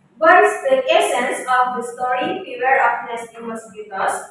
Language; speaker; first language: English; non-native, learner; Indonesian